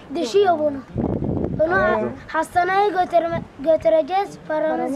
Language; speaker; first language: Turkish; non-native, learner; Arabic